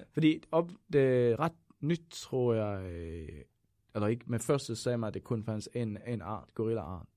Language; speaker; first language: Danish; non-native, fluent; Swedish